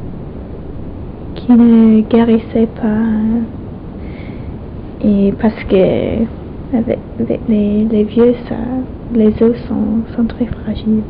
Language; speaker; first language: French; non-native, fluent; English